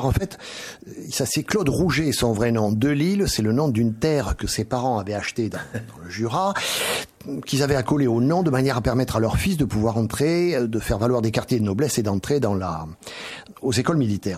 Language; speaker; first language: French; native; French